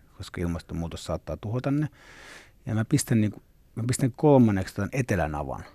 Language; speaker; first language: Finnish; early bilingual, other home language; Swedish